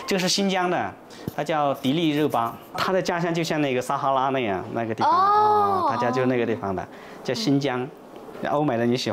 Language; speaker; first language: Chinese; native; Chinese